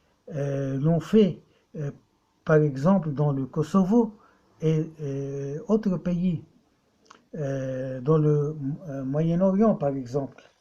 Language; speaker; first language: French; non-native, local second language; Arabic